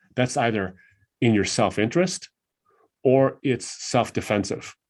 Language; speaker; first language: English; native; English